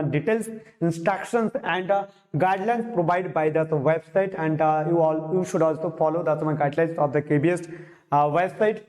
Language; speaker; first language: English; non-native, local second language; Bangla